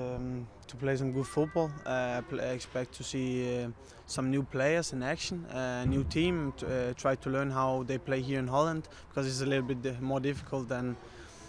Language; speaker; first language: English; non-native, learner; Danish